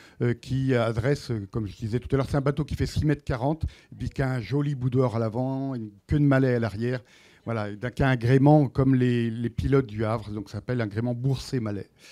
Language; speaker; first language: French; native; French